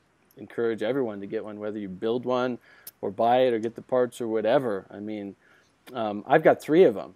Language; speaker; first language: English; native; English